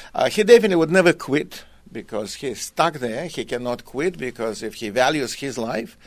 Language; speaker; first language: English; non-native, fluent; Russian